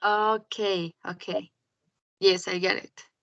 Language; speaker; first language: English; non-native, learner; Spanish